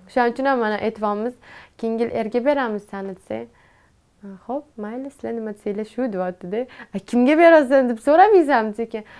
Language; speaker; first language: Uzbek; non-native, local second language; Tajik